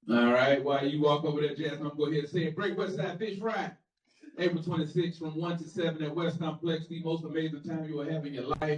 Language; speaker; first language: English; native; English